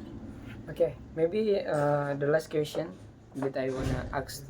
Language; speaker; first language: English; non-native, learner; Indonesian